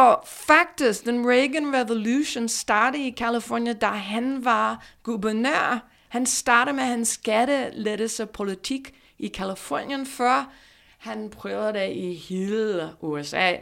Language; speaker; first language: Danish; non-native, fluent; English